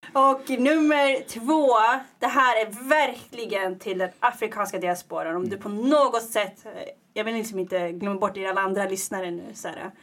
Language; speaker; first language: Swedish; early bilingual, other home language; Tigrinya